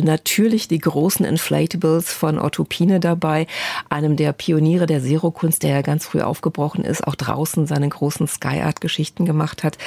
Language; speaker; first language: German; native; German